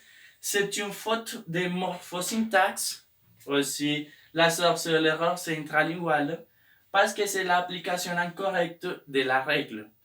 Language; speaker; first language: French; non-native, learner; Spanish